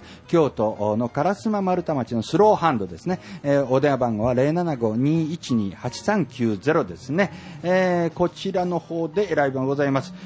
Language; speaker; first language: Japanese; native; Japanese